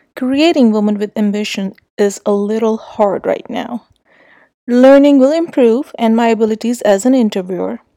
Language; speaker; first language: English; non-native, local second language; Urdu